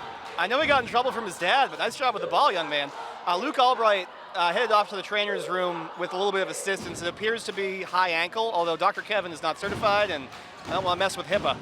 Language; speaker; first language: English; native; English